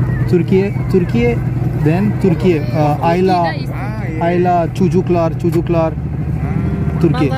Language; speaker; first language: Turkish; non-native, learner; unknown